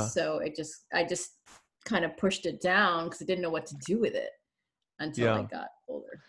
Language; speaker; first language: English; native; English